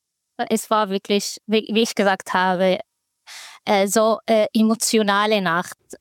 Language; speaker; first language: German; non-native, fluent; Arabic